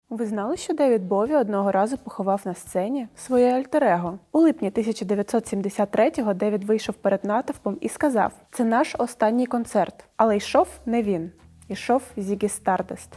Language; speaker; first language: Ukrainian; native; Ukrainian